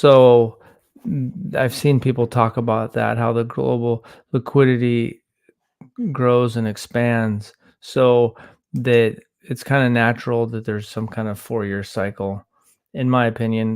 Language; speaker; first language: English; native; English